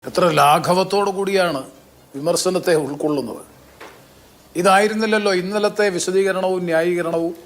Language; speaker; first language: Malayalam; native; Malayalam